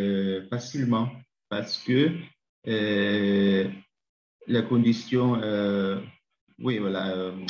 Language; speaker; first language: French; non-native, learner; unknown